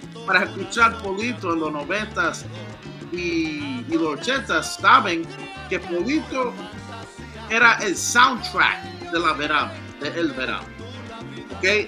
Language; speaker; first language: Spanish; early bilingual, heritage; Spanish